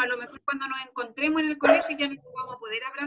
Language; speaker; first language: Spanish; native; Spanish